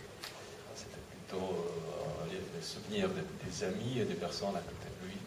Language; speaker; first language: French; non-native, fluent; Russian